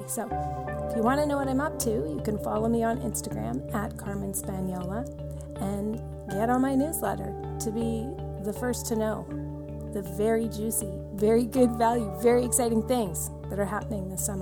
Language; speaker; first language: English; native; English